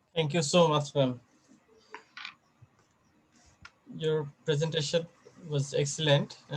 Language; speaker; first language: English; non-native, fluent; Bangla